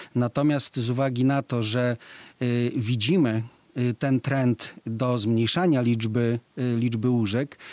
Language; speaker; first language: Polish; native; Polish